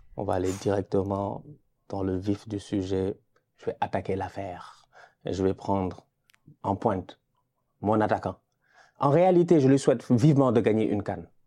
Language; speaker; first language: French; non-native, local second language; Wolof